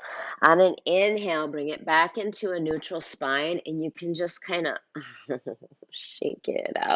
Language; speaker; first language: English; native; English